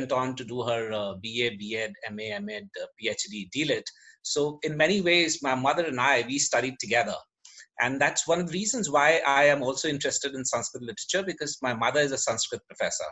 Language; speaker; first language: English; native; English